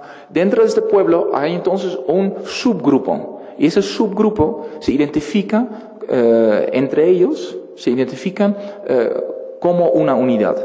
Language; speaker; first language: Spanish; non-native, fluent; Dutch